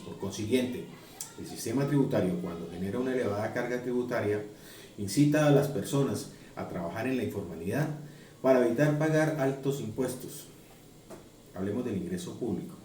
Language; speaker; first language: Spanish; native; Spanish